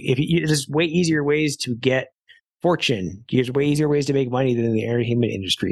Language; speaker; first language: English; native; English